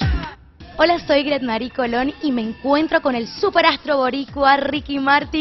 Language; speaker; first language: Spanish; native; Spanish